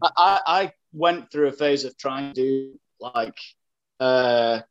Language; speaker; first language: English; native; English